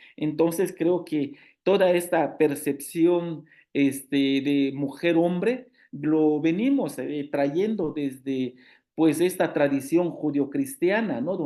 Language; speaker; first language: Spanish; non-native, local second language; Zapotec